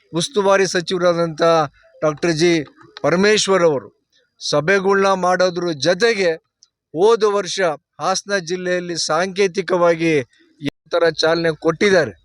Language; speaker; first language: Kannada; native; Kannada